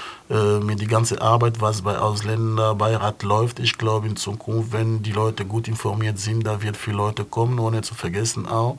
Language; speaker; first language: German; non-native, fluent; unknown